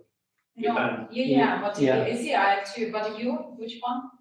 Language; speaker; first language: English; non-native, fluent; Ukrainian